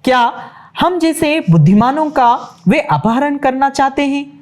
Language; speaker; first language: Hindi; non-native, local second language; Telugu